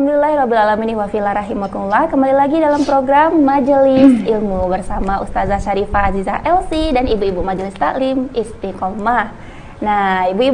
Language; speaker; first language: Indonesian; native; Indonesian